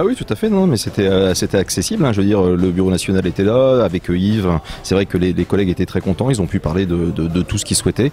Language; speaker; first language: French; native; French